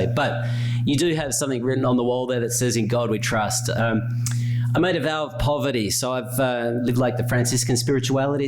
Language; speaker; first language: English; native; English